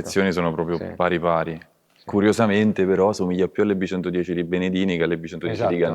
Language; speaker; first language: Italian; native; Italian